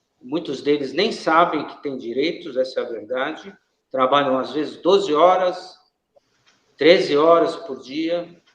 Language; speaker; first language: Portuguese; native; Portuguese